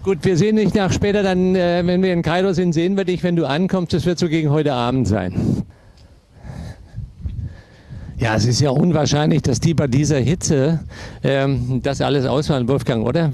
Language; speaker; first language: German; native; German